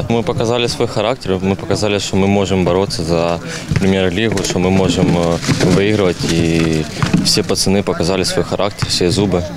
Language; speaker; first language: Russian; native; Russian